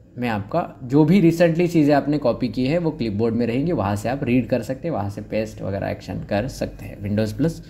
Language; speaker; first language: Hindi; non-native, local second language; Marathi